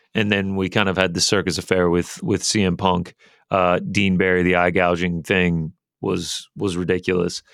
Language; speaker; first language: English; native; English